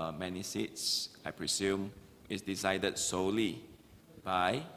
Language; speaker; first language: English; non-native, local second language; Malay